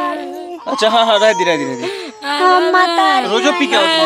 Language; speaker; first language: Hindi; native; Hindi